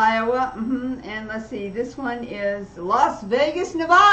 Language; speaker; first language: English; native; English